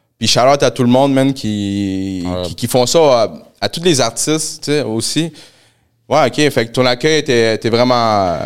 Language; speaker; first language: French; early bilingual, other home language; Spanish